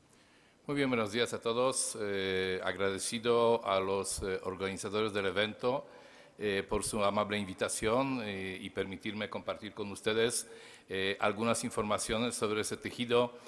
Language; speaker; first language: Spanish; non-native, fluent; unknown